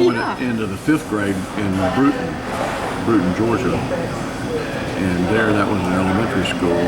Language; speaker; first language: English; native; English